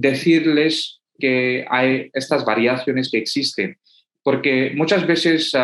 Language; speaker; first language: Spanish; non-native, fluent; Hindi